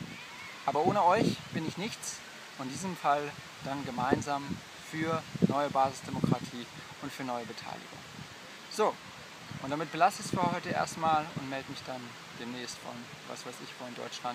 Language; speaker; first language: German; native; German